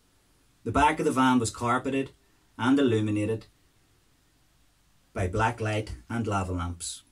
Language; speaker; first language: English; native; English